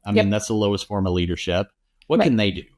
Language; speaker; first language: English; native; English